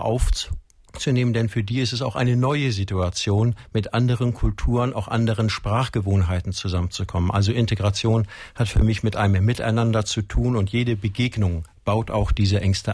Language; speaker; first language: German; native; German